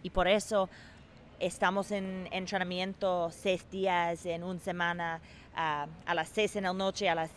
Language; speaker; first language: Spanish; non-native, learner; English